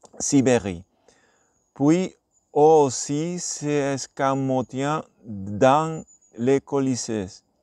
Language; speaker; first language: French; non-native, learner; Spanish